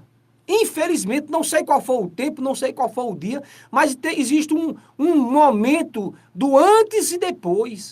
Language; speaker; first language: Portuguese; native; Portuguese